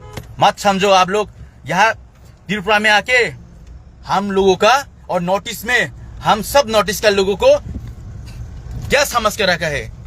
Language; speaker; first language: Hindi; non-native, local second language; Kok Borok